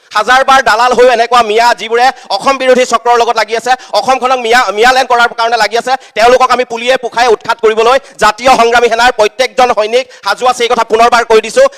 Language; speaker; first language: Assamese; native; Assamese